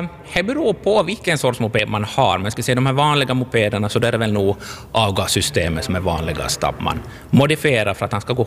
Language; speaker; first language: Swedish; native; Swedish